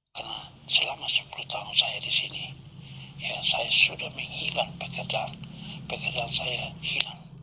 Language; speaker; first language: Indonesian; non-native, local second language; Tetum